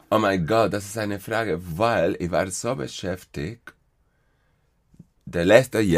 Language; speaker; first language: German; non-native, fluent; Spanish